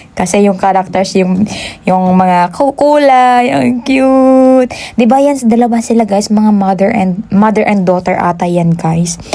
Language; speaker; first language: Filipino; non-native, local second language; Hiligaynon